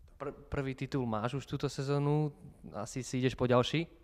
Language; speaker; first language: Slovak; native; Slovak